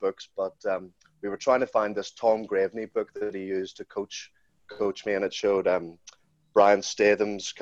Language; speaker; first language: English; native; English